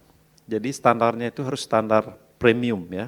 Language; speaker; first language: Indonesian; native; Indonesian